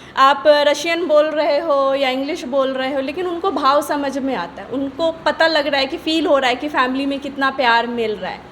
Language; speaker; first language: Hindi; native; Hindi